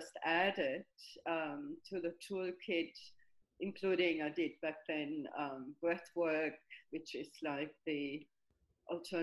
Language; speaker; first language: English; non-native, fluent; German